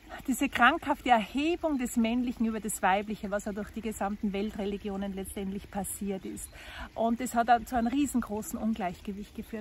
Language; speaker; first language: German; native; German